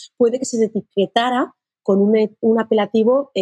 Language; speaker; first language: Spanish; native; Spanish